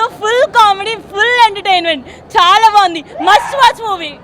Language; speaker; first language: Telugu; native; Telugu